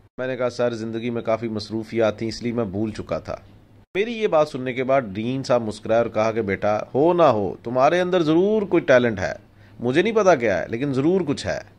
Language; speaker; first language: Urdu; non-native, local second language; Punjabi